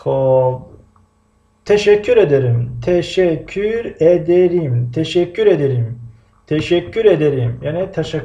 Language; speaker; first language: Turkish; non-native, fluent; Tajik